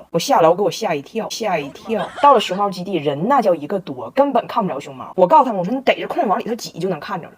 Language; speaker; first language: Chinese; native; Chinese